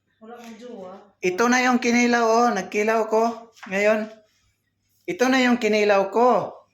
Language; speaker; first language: Filipino; non-native, local second language; Cebuano